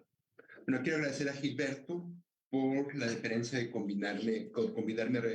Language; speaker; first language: Spanish; native; Spanish